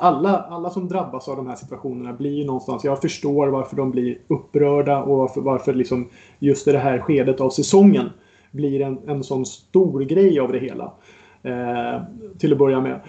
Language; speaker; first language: Swedish; native; Swedish